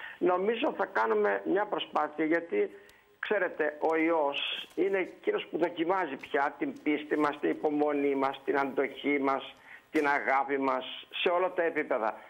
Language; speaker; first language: Greek; native; Greek